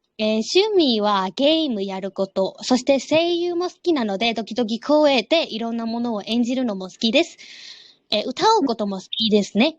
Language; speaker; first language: Japanese; non-native, fluent; Burmese